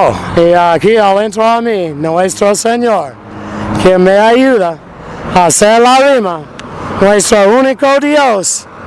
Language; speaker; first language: Spanish; non-native, learner; English